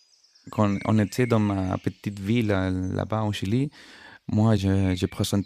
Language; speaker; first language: French; non-native, fluent; Spanish